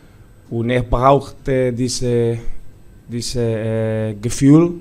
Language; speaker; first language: German; non-native, fluent; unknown